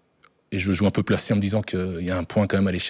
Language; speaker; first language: French; native; French